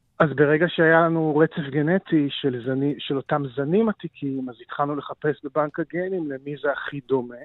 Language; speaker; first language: Hebrew; native; Hebrew